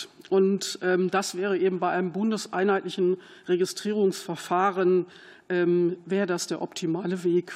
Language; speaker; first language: German; native; German